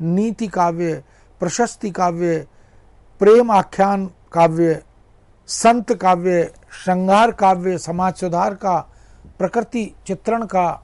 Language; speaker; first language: Hindi; native; Hindi